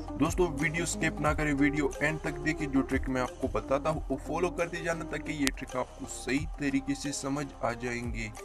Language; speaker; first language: Urdu; non-native, local second language; Pashto